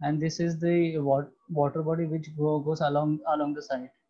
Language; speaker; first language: English; non-native, local second language; Hindi